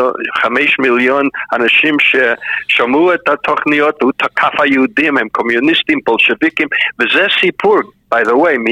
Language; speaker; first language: Hebrew; non-native, fluent; English